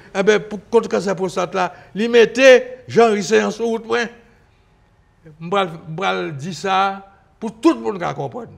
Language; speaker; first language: French; native; French